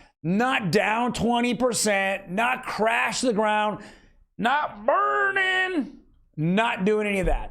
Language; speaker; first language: English; native; English